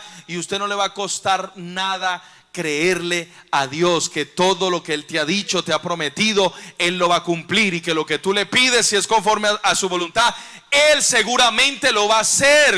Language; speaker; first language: Spanish; native; Spanish